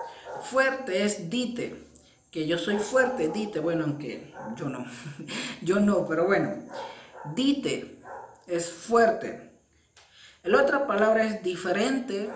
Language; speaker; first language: Spanish; non-native, local second language; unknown